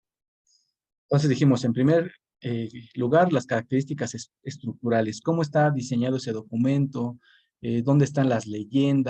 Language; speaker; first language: Spanish; native; Spanish